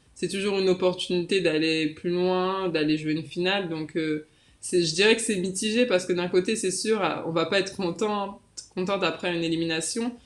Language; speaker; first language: French; native; French